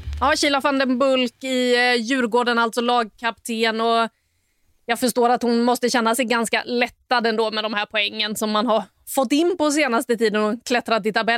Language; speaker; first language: Swedish; native; Swedish